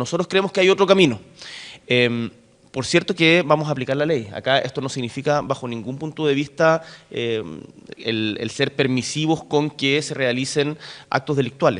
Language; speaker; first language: Spanish; native; Spanish